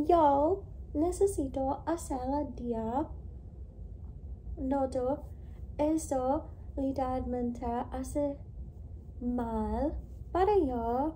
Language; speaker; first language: Spanish; non-native, learner; English